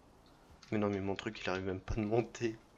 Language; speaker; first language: French; native; French